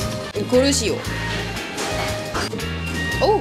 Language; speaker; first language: Korean; native; Korean